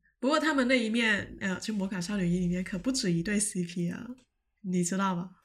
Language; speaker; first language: Chinese; non-native, local second language; Cantonese